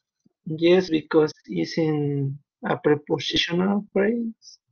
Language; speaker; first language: English; non-native, learner; Spanish